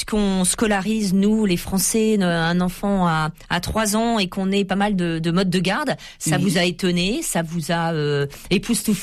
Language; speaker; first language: French; native; French